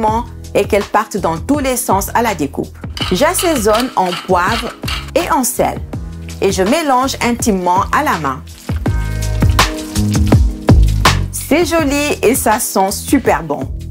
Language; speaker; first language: French; native; French